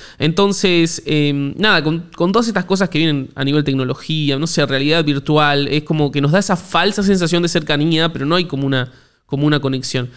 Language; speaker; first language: Spanish; native; Spanish